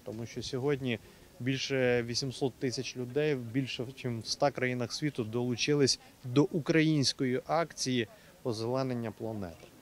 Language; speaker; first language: Ukrainian; native; Ukrainian